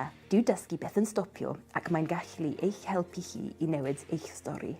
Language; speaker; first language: Welsh; non-native, learner; English